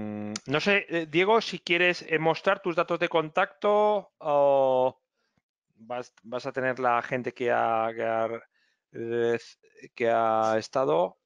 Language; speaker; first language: Spanish; native; Spanish